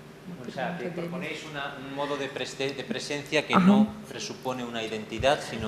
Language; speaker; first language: Spanish; native; Spanish